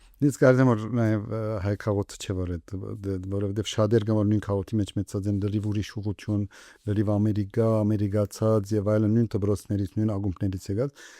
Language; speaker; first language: Armenian; early bilingual, heritage; Armenian